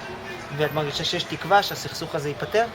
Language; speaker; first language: Hebrew; non-native, fluent; English